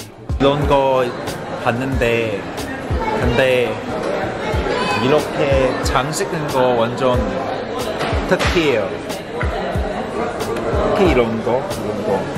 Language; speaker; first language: Korean; non-native, learner; Cantonese